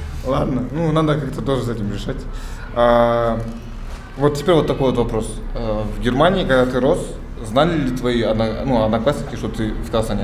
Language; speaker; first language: Russian; native; Russian